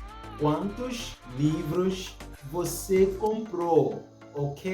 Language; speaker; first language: Portuguese; non-native, fluent; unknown